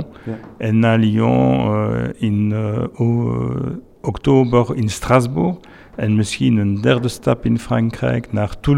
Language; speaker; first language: Dutch; non-native, fluent; French